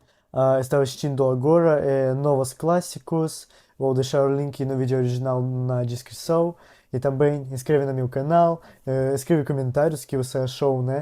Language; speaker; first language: Portuguese; non-native, learner; Russian